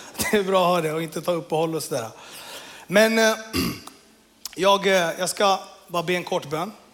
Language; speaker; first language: Swedish; early bilingual, other home language; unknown